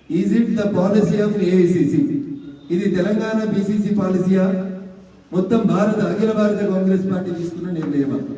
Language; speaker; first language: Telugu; native; Telugu